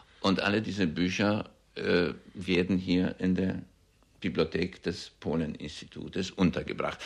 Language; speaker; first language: German; early bilingual, heritage; German